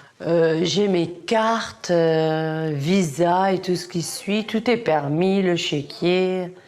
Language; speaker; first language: French; native; French